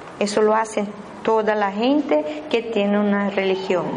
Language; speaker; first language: Spanish; non-native, fluent; Portuguese